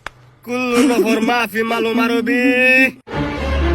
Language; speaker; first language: Arabic; non-native, learner; Bangla